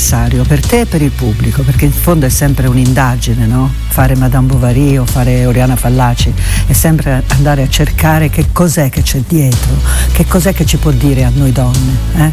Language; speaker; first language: Italian; native; Italian